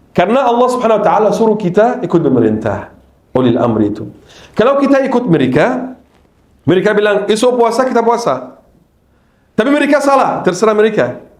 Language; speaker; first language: Malay; non-native, fluent; Arabic